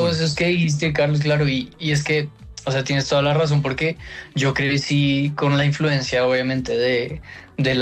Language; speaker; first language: Spanish; native; Spanish